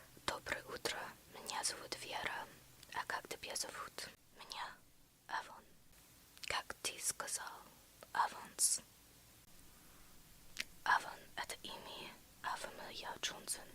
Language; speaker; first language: Russian; non-native, learner; English